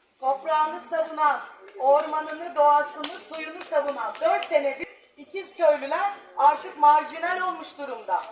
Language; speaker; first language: Turkish; native; Turkish